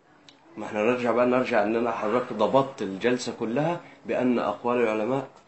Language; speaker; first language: Arabic; native; Arabic